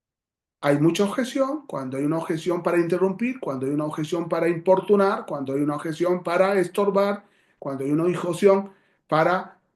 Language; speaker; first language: Spanish; native; Spanish